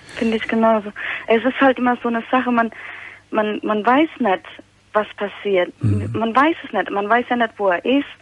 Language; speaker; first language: German; early bilingual, other home language; Italian